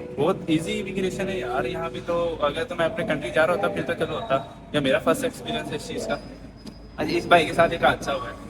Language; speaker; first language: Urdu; non-native, local second language; Punjabi